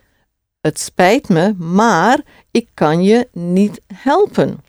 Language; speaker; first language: Dutch; non-native, fluent; English